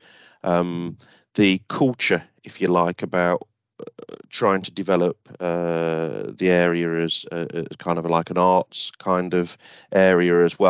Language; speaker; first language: English; native; English